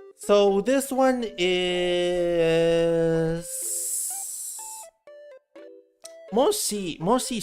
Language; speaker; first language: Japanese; non-native, learner; English